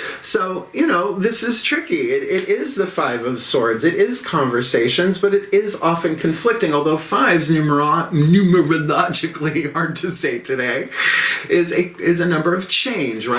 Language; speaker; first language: English; native; English